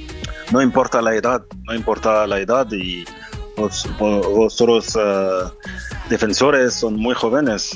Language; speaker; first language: Spanish; non-native, fluent; French